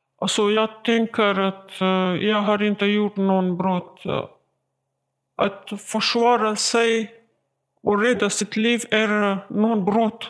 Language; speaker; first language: Swedish; non-native, learner; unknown